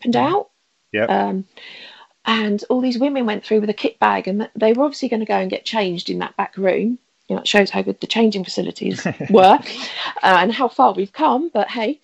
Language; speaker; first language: English; native; English